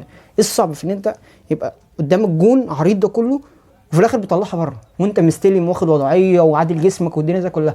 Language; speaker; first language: Arabic; native; Arabic